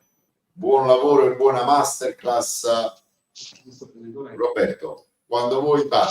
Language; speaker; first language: Italian; native; Italian